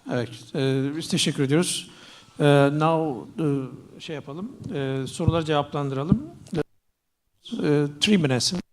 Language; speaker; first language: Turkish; native; Turkish